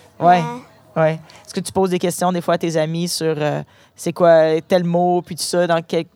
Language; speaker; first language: French; native; French